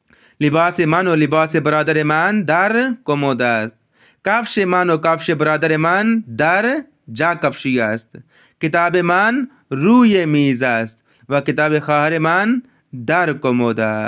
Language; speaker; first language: Persian; non-native, fluent; Urdu